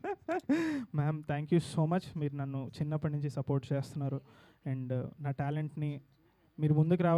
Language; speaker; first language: Telugu; native; Telugu